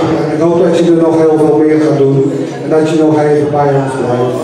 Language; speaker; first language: Dutch; native; Dutch